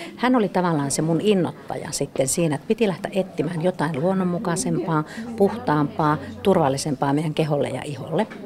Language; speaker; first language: Finnish; native; Finnish